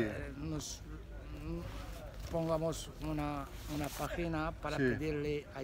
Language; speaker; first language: Spanish; non-native, learner; Arabic